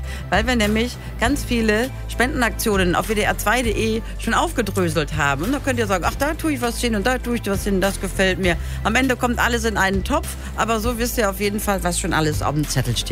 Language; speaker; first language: German; native; German